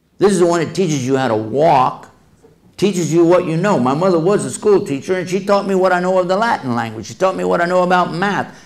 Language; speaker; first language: English; native; English